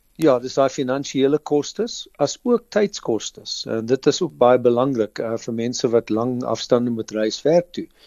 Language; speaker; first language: Afrikaans; native; Afrikaans